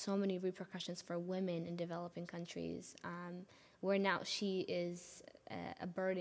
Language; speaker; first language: English; early bilingual, other home language; Amharic